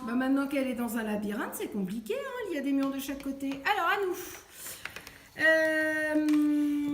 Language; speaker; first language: French; native; French